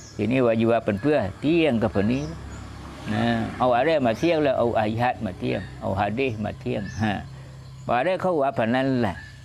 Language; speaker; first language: Malay; native; Malay